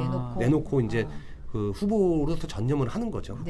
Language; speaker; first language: Korean; native; Korean